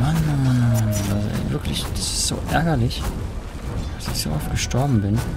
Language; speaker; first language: German; native; German